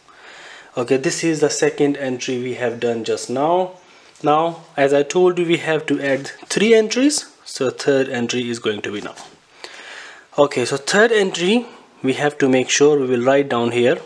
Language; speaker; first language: English; non-native, fluent; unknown